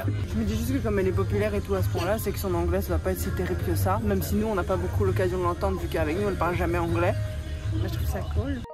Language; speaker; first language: French; native; French